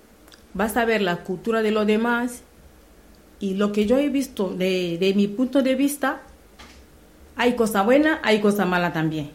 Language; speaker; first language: Spanish; non-native, learner; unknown